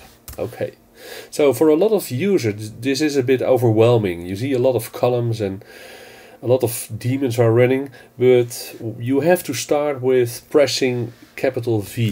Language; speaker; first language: English; non-native, fluent; Dutch